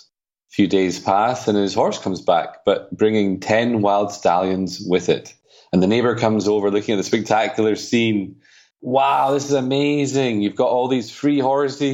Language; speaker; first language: English; native; English